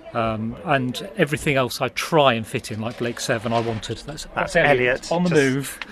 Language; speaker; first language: English; early bilingual, other home language; Hindi